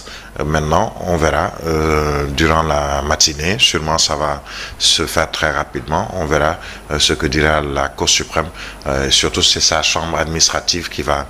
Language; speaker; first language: French; non-native, local second language; Wolof